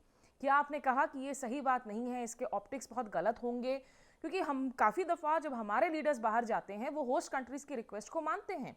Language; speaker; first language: Hindi; native; Hindi